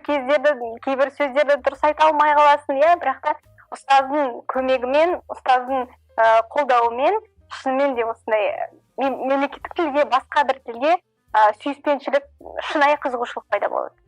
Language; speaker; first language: Kazakh; non-native, local second language; Russian